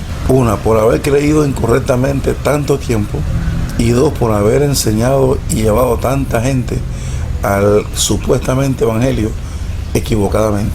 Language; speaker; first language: Spanish; native; Spanish